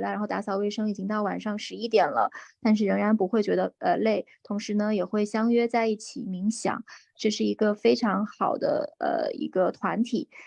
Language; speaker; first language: Chinese; native; Chinese